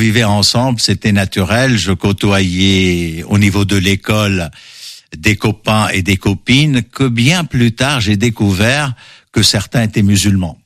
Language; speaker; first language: French; non-native, local second language; Arabic